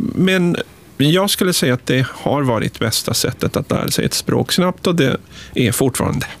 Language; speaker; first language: Swedish; early bilingual, other home language; Spanish